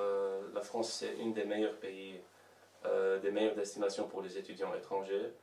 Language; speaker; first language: French; non-native, local second language; Arabic